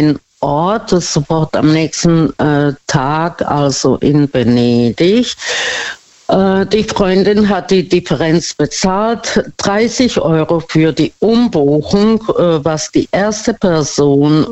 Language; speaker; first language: German; non-native, fluent; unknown